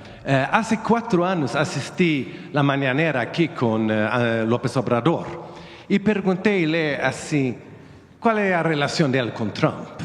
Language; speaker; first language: Spanish; non-native, learner; Swedish